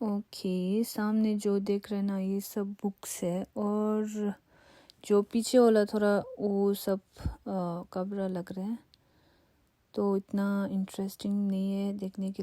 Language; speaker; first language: Hindi; non-native, local second language; Tibetan